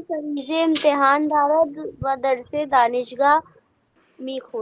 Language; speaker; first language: Persian; non-native, learner; Urdu